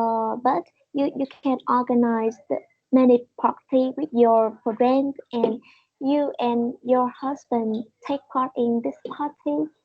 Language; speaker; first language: English; non-native, learner; Vietnamese